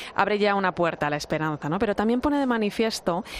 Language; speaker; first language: Spanish; native; Spanish